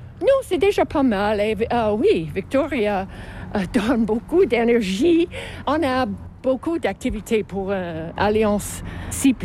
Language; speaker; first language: French; non-native, fluent; English